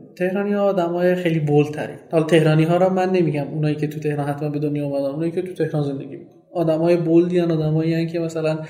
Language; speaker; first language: Persian; non-native, local second language; Kurdish